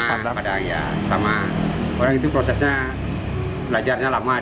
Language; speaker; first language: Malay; non-native, local second language; Balinese